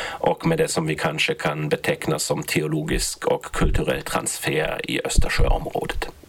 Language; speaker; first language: Swedish; non-native, fluent; German